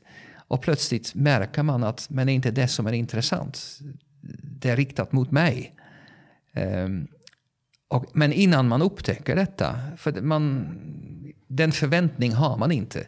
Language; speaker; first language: Swedish; non-native, fluent; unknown